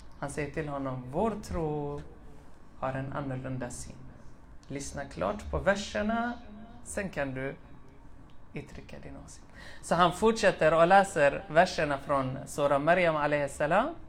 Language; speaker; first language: Swedish; early bilingual, other home language; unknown